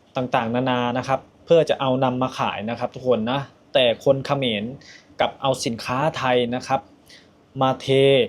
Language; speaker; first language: Thai; native; Thai